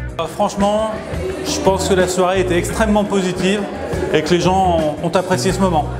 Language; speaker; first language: French; native; French